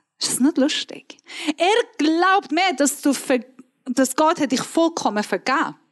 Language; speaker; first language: German; non-native, fluent; Persian